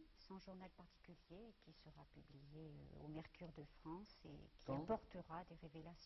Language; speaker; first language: French; native; French